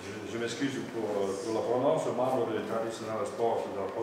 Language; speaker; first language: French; non-native, local second language; Italian